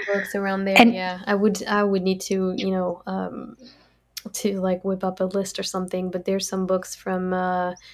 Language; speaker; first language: English; non-native, fluent; French